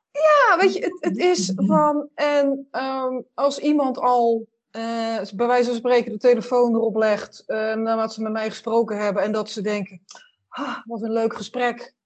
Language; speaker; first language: Dutch; native; Dutch